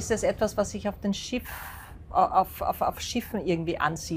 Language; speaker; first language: German; native; German